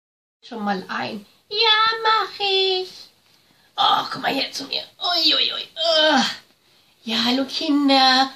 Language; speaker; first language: German; native; German